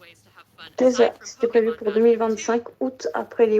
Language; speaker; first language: French; native; French